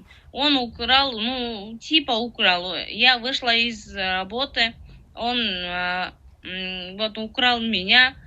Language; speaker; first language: Russian; non-native, learner; Tajik